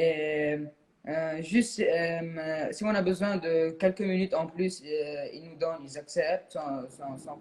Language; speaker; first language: French; non-native, local second language; Arabic